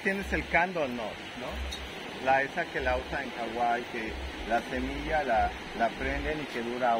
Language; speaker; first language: Spanish; native; Spanish